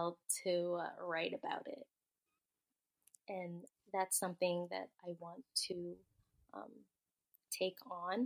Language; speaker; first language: English; native; English